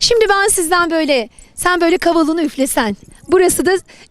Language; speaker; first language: Turkish; native; Turkish